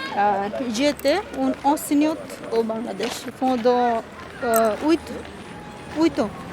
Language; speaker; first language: French; non-native, learner; Bangla